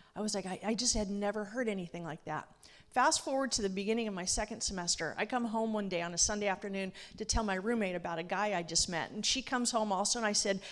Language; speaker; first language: English; native; English